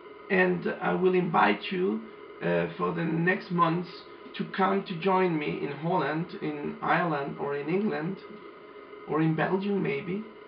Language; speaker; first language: English; non-native, fluent; Spanish